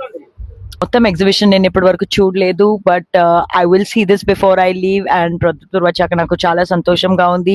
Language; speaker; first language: Telugu; non-native, learner; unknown